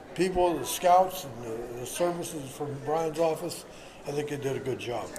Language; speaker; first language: English; native; English